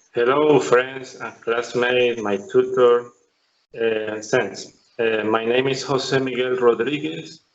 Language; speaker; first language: English; non-native, learner; Spanish